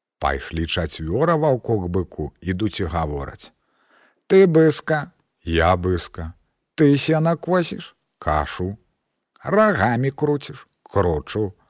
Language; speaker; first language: Belarusian; native; Belarusian